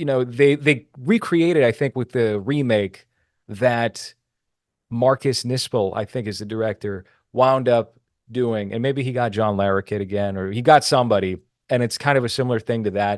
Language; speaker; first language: English; native; English